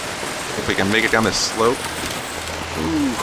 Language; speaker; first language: English; native; English